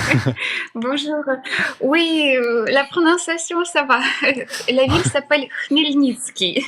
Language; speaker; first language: French; non-native, fluent; Ukrainian